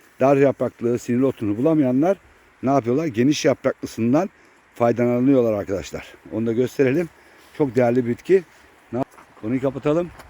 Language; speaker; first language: Turkish; native; Turkish